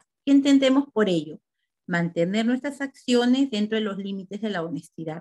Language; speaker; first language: Spanish; native; Spanish